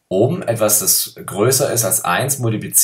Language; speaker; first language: German; native; German